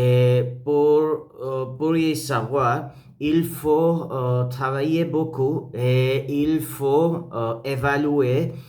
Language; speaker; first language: French; non-native, learner; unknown